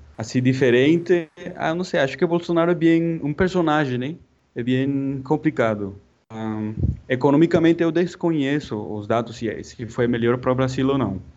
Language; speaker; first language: Portuguese; non-native, fluent; Spanish